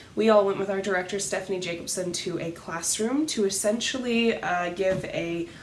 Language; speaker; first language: English; native; English